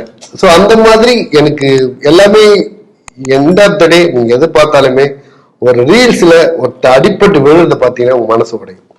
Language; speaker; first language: Tamil; native; Tamil